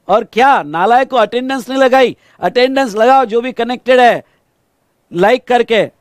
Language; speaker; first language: Hindi; non-native, local second language; Marathi